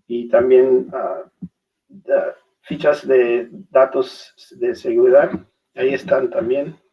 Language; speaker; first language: Spanish; non-native, learner; English